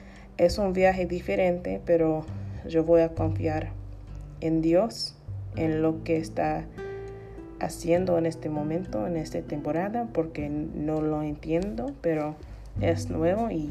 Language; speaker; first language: Spanish; non-native, learner; English